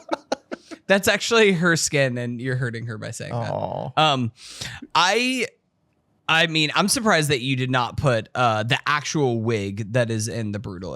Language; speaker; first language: English; native; English